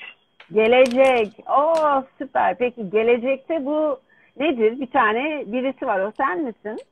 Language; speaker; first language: Turkish; native; Turkish